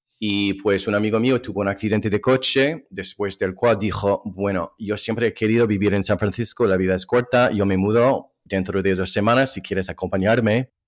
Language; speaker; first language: Spanish; non-native, fluent; English